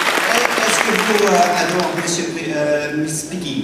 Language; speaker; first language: French; non-native, learner; English